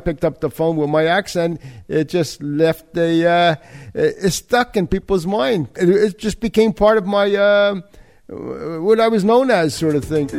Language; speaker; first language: English; native; English